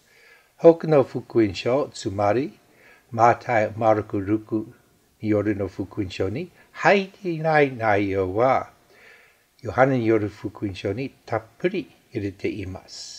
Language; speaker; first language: Japanese; non-native, fluent; English